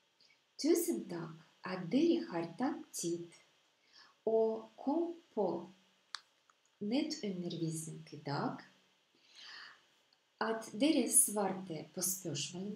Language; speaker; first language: Norwegian; non-native, fluent; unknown